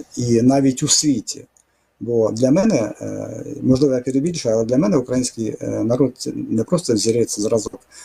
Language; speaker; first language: Ukrainian; non-native, fluent; Russian